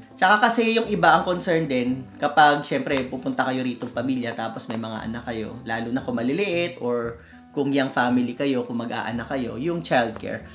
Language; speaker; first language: Filipino; native; Filipino